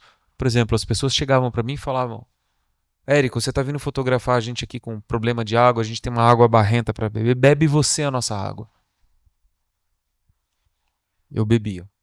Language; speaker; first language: Portuguese; native; Portuguese